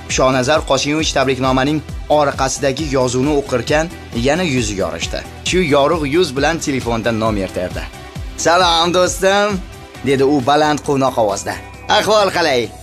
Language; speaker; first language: Uzbek; native; Uzbek